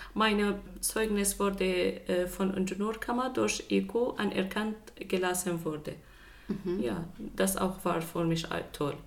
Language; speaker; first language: German; non-native, fluent; Arabic